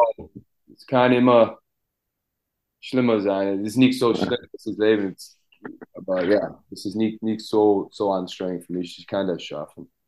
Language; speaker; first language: German; non-native, learner; English